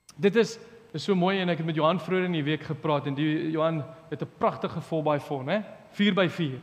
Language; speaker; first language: Afrikaans; early bilingual, other home language; English